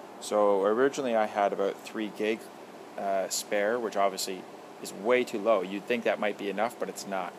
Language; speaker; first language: English; native; English